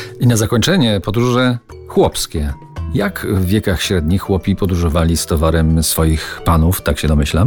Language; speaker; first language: Polish; native; Polish